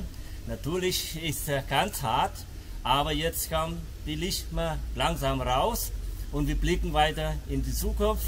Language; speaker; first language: German; non-native, fluent; Khmer